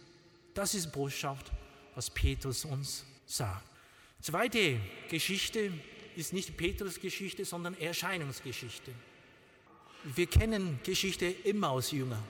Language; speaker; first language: German; non-native, learner; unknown